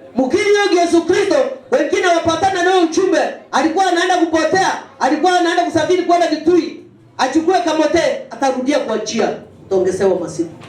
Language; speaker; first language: Swahili; non-native, local second language; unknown